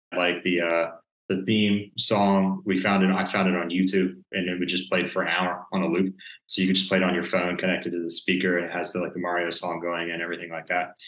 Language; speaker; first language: English; native; English